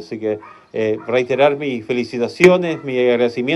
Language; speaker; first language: Spanish; native; Spanish